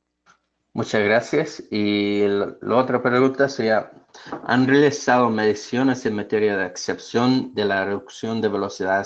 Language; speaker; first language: Spanish; non-native, fluent; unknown